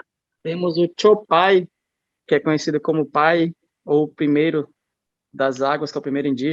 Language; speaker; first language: Portuguese; native; Portuguese